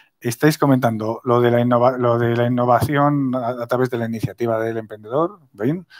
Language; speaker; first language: Spanish; native; Spanish